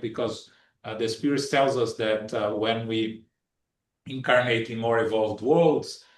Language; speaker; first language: English; non-native, fluent; Portuguese